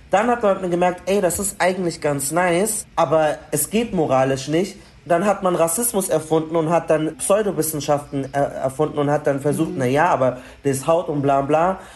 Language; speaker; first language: German; early bilingual, other home language; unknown